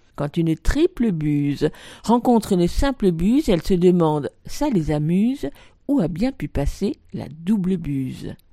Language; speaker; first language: French; native; French